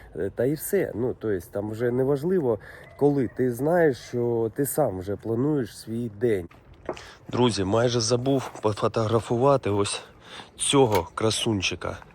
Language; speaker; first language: Ukrainian; non-native, local second language; Russian